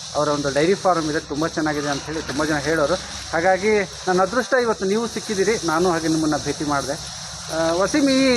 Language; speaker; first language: Kannada; non-native, local second language; Urdu